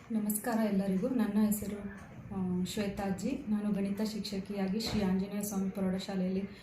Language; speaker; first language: Kannada; native; Kannada